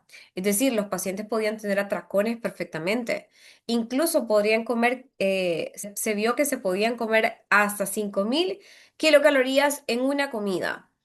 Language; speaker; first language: Spanish; native; Spanish